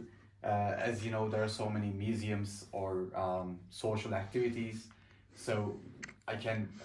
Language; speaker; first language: English; non-native, fluent; Turkish